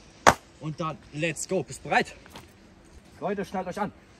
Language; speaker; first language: German; native; German